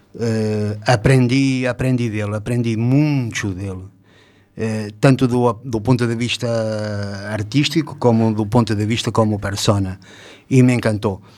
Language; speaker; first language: Spanish; non-native, fluent; Portuguese